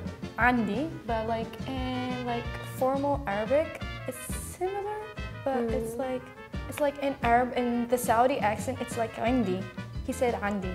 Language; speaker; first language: English; non-native, fluent; Arabic